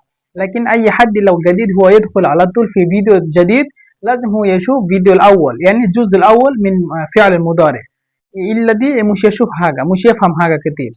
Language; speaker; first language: Arabic; non-native, fluent; Bangla